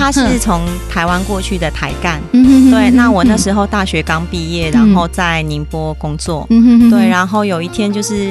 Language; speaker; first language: Chinese; native; Chinese